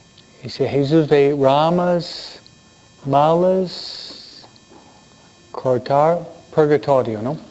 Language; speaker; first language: Spanish; non-native, fluent; English